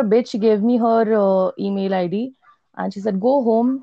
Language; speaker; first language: English; non-native, local second language; Hindi